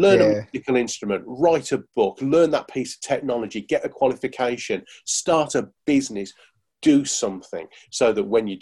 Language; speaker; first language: English; native; English